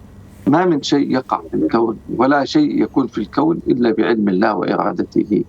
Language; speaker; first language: Arabic; native; Arabic